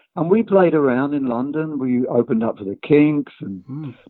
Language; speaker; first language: English; native; English